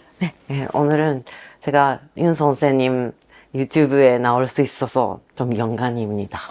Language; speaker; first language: Korean; non-native, fluent; Japanese